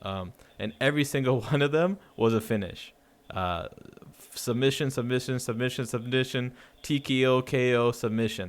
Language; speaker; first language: English; native; English